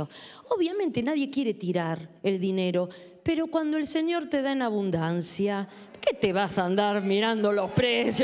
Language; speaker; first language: Spanish; native; Spanish